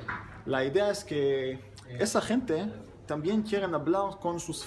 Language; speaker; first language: Spanish; non-native, learner; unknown